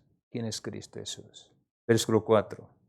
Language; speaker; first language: Spanish; non-native, learner; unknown